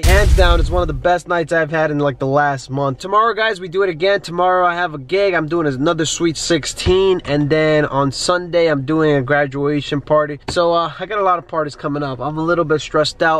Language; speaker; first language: English; native; English